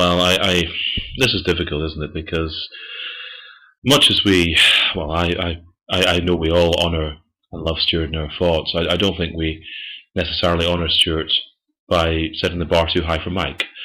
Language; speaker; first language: English; native; English